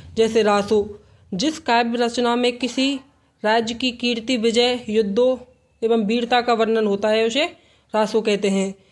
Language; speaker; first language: Hindi; native; Hindi